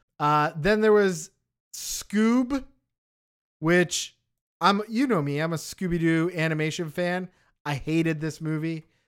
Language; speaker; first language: English; native; English